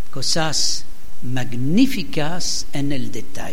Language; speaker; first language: Spanish; non-native, learner; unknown